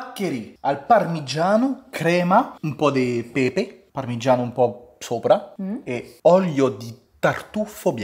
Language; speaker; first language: Italian; early bilingual, heritage; Italian